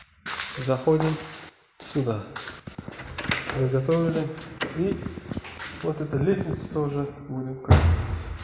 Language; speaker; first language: Russian; non-native, learner; Uzbek